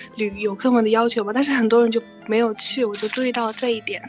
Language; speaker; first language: Chinese; non-native, fluent; Turkish